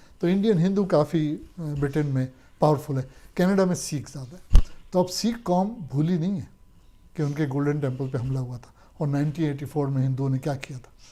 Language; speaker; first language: Urdu; native; Urdu